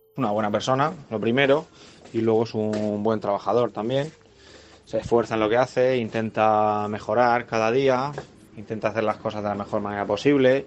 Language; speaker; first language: Spanish; native; Spanish